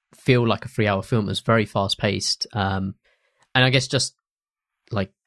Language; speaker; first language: English; early bilingual, other home language; Hindi